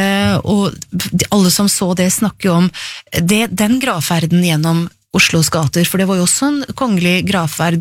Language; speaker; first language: Norwegian; native; Norwegian